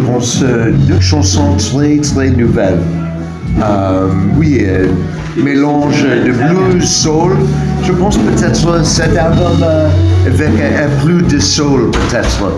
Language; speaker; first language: French; non-native, learner; English